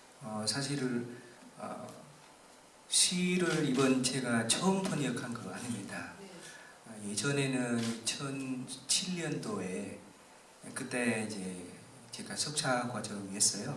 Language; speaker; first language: Korean; non-native, fluent; Vietnamese